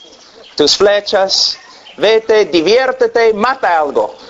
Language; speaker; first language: Spanish; non-native, fluent; English